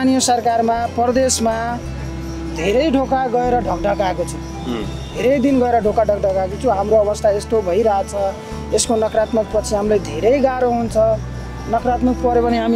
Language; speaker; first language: Nepali; non-native, local second language; Maithili